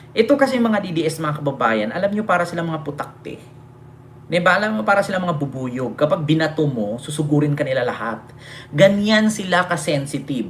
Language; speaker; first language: Filipino; non-native, local second language; Cebuano